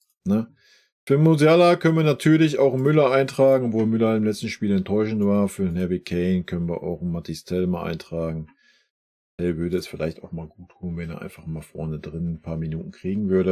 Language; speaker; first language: German; native; German